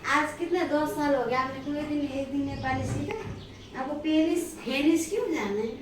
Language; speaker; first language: Hindi; non-native, local second language; Nepali